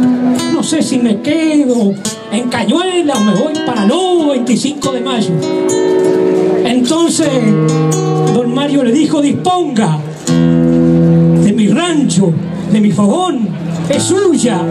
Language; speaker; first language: Spanish; native; Spanish